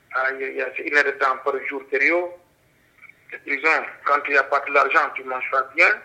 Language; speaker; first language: French; non-native, local second language; Wolof